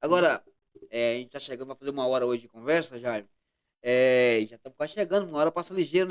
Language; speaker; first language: Portuguese; native; Portuguese